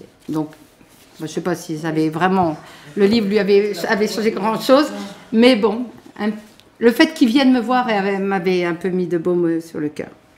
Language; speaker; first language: French; native; French